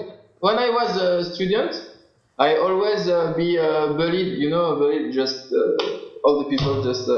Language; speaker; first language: English; non-native, learner; French